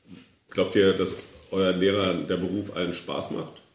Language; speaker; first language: German; native; German